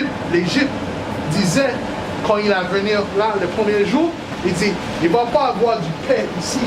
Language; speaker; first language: French; non-native, learner; English